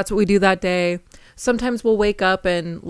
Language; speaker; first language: English; native; English